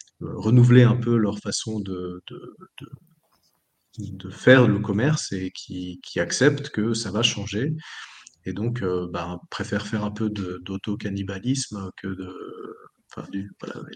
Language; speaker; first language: French; native; French